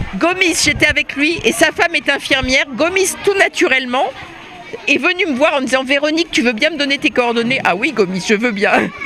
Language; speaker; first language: French; native; French